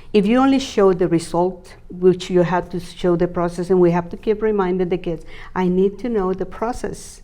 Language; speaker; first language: English; non-native, fluent; Spanish